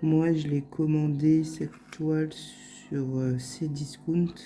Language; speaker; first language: French; native; French